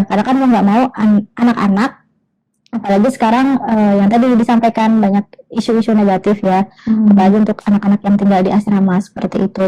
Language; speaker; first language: Indonesian; native; Indonesian